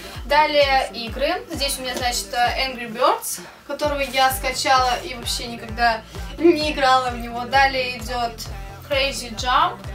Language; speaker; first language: Russian; native; Russian